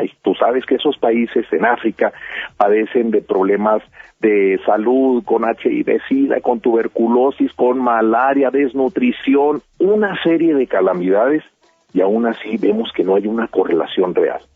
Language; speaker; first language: Spanish; native; Spanish